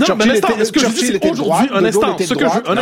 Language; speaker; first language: French; native; French